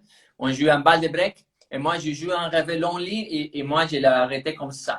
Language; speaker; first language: French; non-native, fluent; Spanish